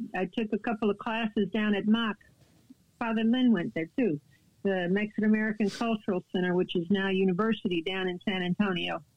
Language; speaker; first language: English; native; English